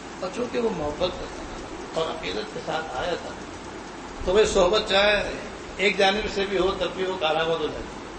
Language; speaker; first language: Urdu; native; Urdu